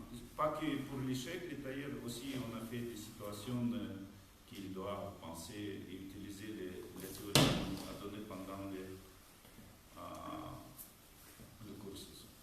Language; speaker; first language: French; non-native, fluent; Romanian